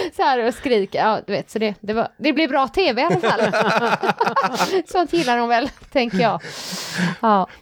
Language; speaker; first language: Swedish; native; Swedish